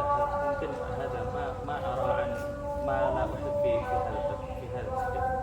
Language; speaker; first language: Arabic; non-native, learner; Indonesian